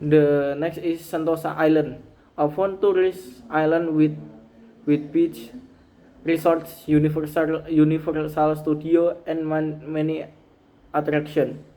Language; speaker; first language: English; non-native, learner; Indonesian